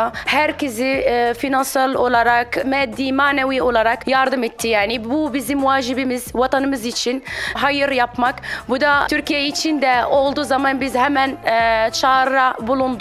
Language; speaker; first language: Turkish; non-native, fluent; Arabic